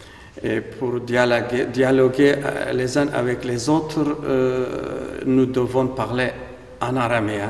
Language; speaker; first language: French; non-native, fluent; Aramaic